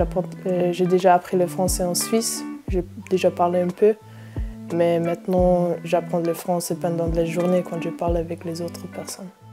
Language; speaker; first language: French; non-native, learner; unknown